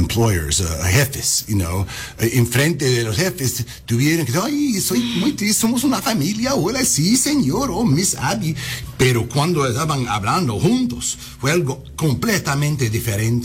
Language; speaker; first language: Spanish; non-native, fluent; English